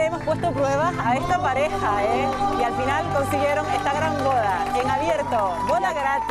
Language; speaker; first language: Spanish; native; Spanish